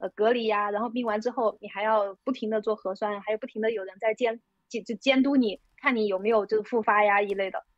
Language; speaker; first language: Chinese; native; Chinese